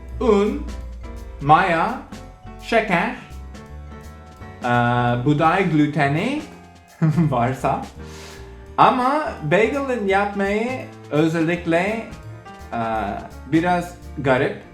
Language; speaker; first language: Turkish; non-native, learner; English